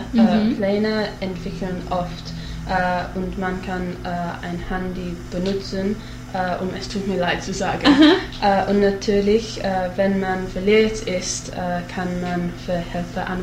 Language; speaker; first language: German; non-native, learner; English